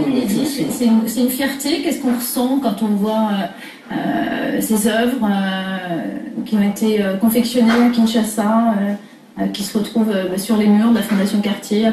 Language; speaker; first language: French; native; French